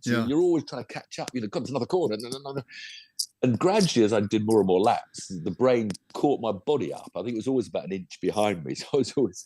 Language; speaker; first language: English; native; English